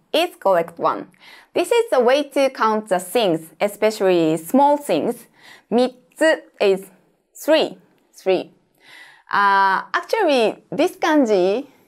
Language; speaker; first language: English; non-native, fluent; Japanese